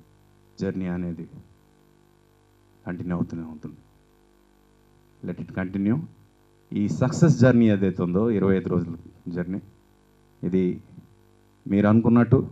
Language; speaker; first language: Telugu; native; Telugu